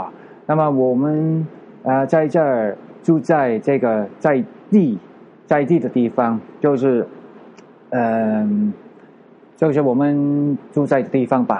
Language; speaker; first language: Chinese; non-native, learner; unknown